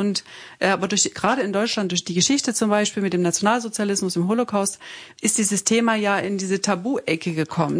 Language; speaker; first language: German; native; German